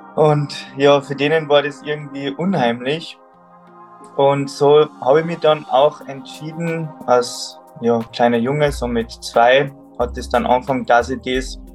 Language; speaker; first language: German; native; German